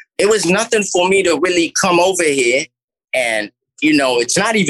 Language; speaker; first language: English; native; English